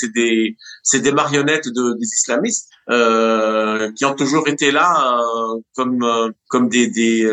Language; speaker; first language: French; non-native, local second language; Arabic